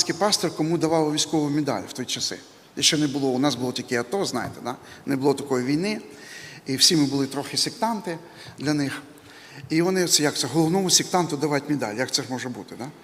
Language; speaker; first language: Ukrainian; native; Ukrainian